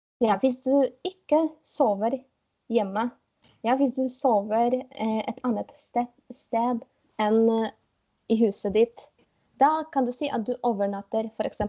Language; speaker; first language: Norwegian; non-native, fluent; Polish